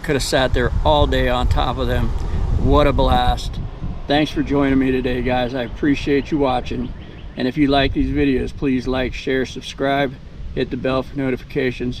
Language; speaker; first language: English; native; English